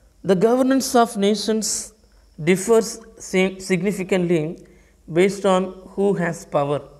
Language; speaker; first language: English; non-native, local second language; Tamil